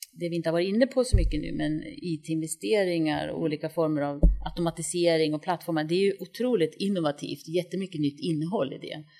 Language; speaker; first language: Swedish; native; Swedish